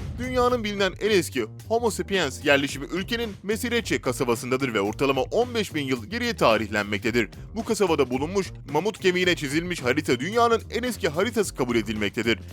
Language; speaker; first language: Turkish; native; Turkish